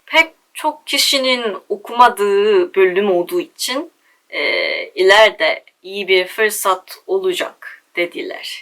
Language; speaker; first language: Turkish; non-native, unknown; Korean